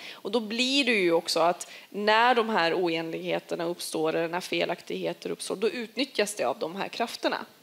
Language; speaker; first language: Swedish; early bilingual, other home language; Persian